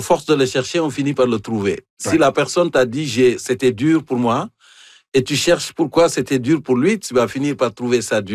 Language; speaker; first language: French; native; French